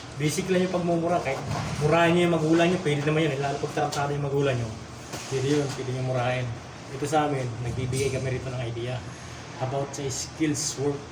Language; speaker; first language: Filipino; native; Filipino